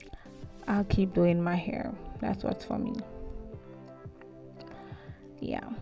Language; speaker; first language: English; native; English